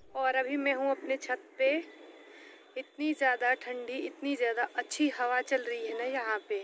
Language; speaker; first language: Hindi; native; Hindi